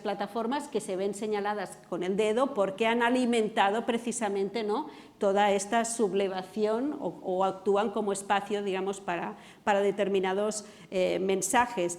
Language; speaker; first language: Spanish; non-native, local second language; Catalan